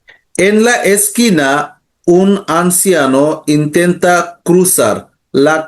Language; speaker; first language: Spanish; non-native, learner; Bangla